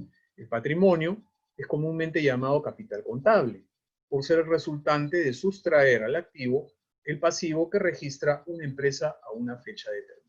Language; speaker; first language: Spanish; native; Spanish